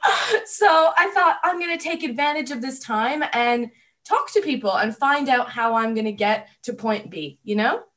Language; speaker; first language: English; native; English